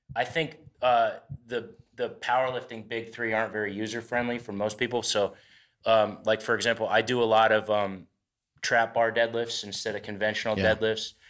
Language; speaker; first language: English; native; English